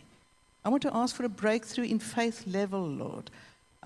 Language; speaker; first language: English; native; English